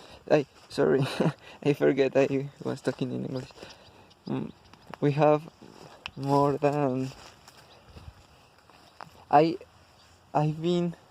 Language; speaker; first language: English; non-native, learner; Spanish